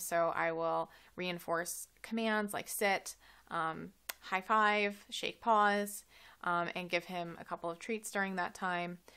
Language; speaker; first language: English; native; English